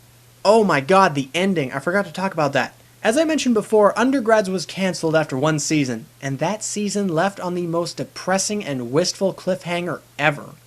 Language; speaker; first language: English; native; English